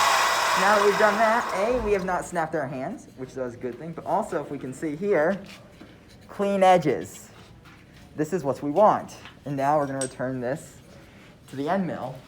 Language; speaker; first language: English; native; English